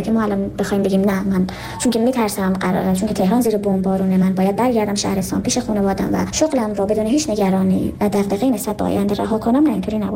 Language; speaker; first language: Persian; non-native, local second language; Kurdish